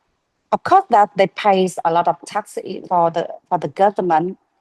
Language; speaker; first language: English; non-native, learner; Vietnamese